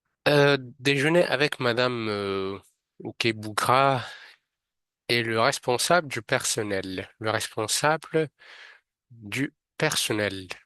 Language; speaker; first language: French; non-native, fluent; Arabic